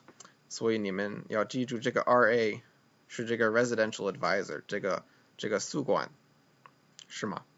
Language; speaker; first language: Chinese; non-native, fluent; English